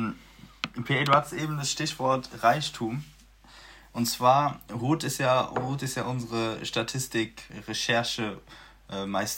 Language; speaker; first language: German; native; German